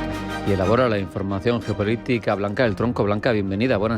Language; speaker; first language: Spanish; native; Spanish